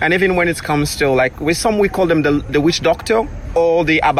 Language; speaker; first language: English; non-native, local second language; Krio